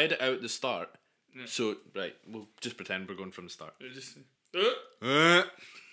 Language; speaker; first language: English; native; English